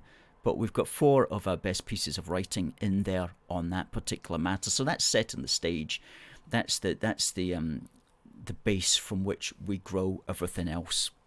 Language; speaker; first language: English; native; English